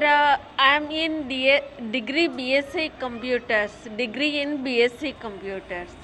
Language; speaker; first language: Hindi; non-native, local second language; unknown